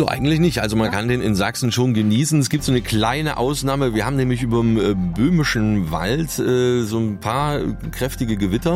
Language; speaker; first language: German; native; German